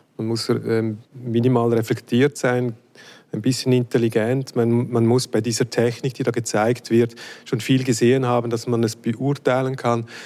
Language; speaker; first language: German; native; German